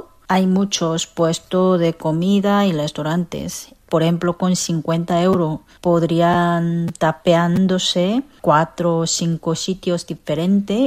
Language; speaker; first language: Spanish; non-native, learner; Korean